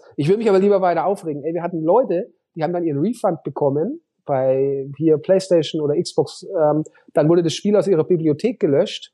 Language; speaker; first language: German; native; German